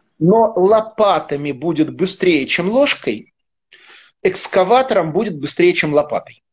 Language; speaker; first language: Russian; native; Russian